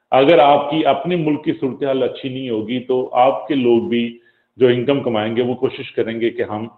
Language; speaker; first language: Urdu; native; Urdu